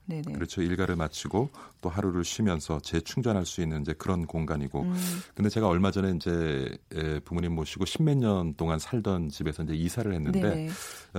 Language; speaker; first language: Korean; native; Korean